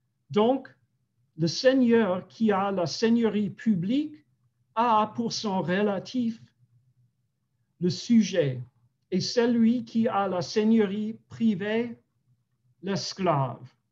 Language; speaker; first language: French; non-native, fluent; English